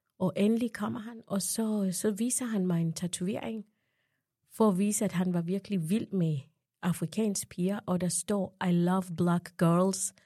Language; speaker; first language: Danish; non-native, fluent; Ganda